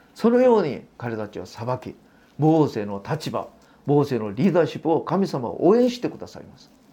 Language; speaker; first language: Japanese; non-native, fluent; Korean